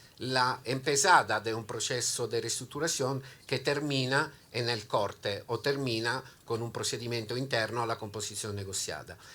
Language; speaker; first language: Spanish; non-native, learner; Italian